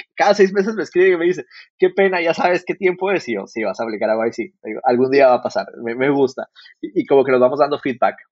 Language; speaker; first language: Spanish; native; Spanish